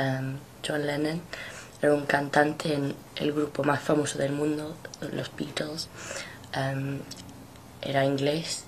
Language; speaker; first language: Spanish; non-native, fluent; English